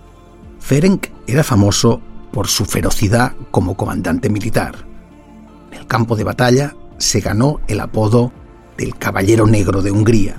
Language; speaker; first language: Spanish; native; Spanish